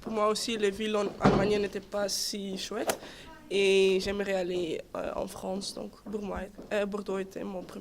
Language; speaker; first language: French; non-native, local second language; Dutch